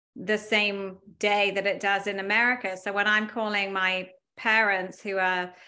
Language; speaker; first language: English; native; English